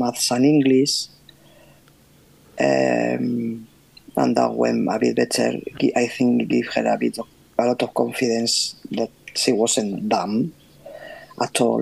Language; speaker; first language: English; non-native, fluent; Spanish